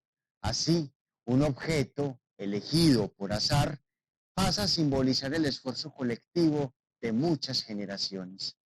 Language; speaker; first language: Spanish; native; Spanish